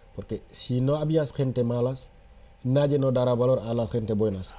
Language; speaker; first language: Spanish; non-native, fluent; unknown